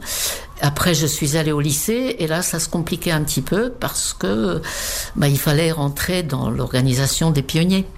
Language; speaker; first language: French; non-native, fluent; Czech